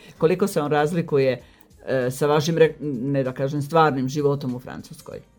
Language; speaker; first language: Croatian; native; Croatian